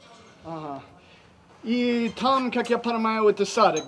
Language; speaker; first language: Russian; non-native, learner; English